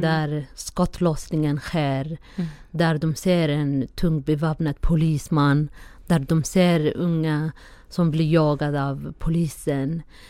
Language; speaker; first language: Swedish; non-native, fluent; Somali